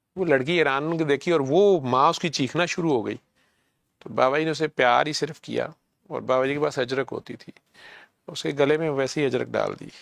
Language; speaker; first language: Urdu; native; Urdu